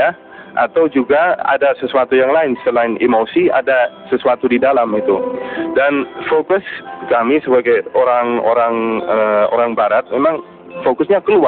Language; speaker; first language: Indonesian; non-native, fluent; Dutch